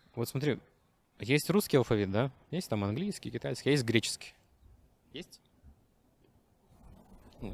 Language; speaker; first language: Russian; native; Russian